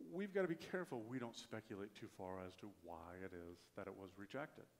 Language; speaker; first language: English; native; English